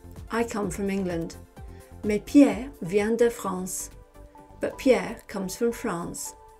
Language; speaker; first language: English; native; English